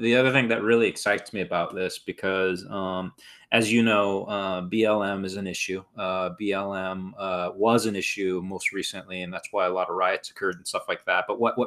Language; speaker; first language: English; native; English